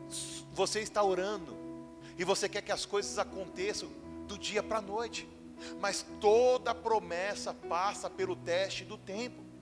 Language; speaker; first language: Portuguese; native; Portuguese